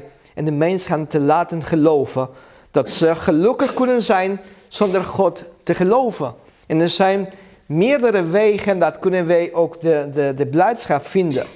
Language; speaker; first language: Dutch; non-native, learner; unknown